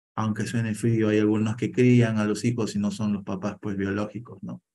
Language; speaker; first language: Spanish; native; Spanish